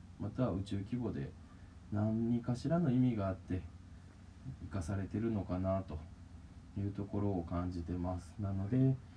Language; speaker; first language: Japanese; native; Japanese